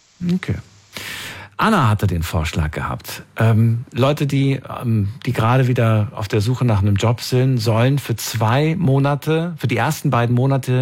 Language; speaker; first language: German; native; German